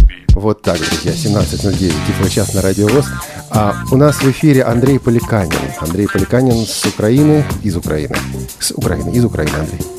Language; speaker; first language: Russian; native; Russian